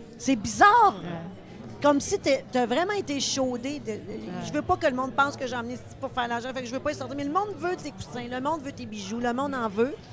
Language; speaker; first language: French; native; French